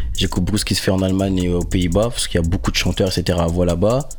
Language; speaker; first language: French; native; French